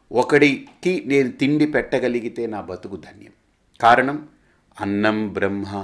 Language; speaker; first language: Telugu; native; Telugu